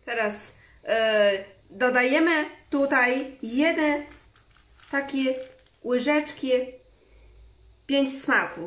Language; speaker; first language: Polish; non-native, learner; Chinese